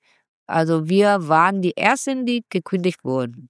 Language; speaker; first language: German; non-native, fluent; Vietnamese